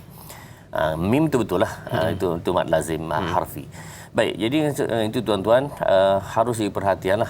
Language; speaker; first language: Malay; native; Malay